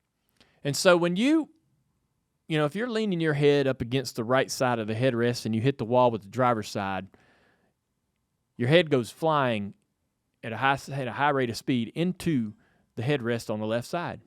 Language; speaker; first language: English; native; English